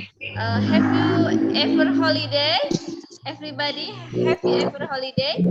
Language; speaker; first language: English; non-native, learner; Indonesian